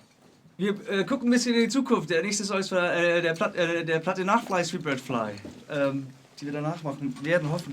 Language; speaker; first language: German; native; German